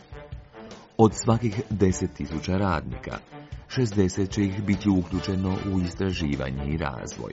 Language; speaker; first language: Croatian; native; Croatian